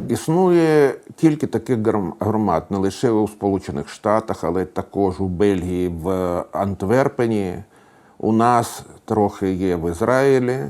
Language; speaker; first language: Ukrainian; non-native, local second language; Russian